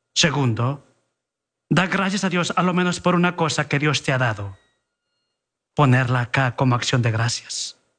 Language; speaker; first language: Spanish; early bilingual, heritage; Spanish